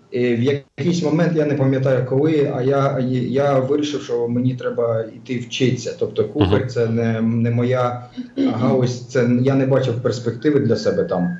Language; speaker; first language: Ukrainian; native; Ukrainian